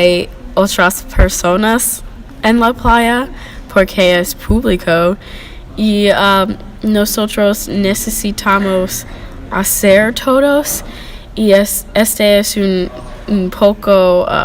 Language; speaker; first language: Spanish; non-native, learner; English